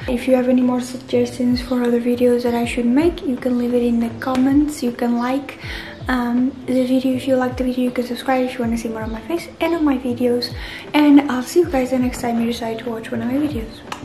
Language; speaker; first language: English; non-native, fluent; Portuguese